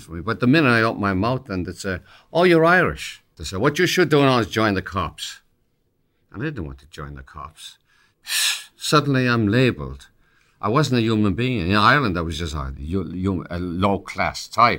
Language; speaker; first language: English; native; English